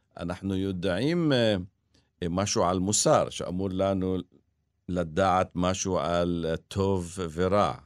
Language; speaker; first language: Hebrew; non-native, local second language; Arabic